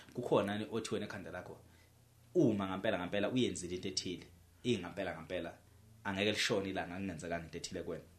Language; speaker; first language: Zulu; native; Zulu